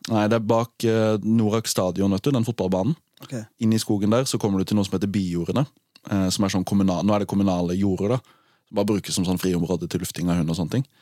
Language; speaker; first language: Norwegian; native; Norwegian